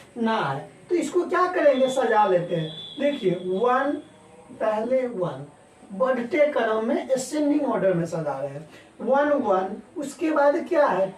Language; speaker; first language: Hindi; native; Hindi